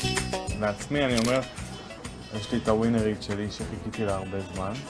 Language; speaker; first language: Hebrew; native; Hebrew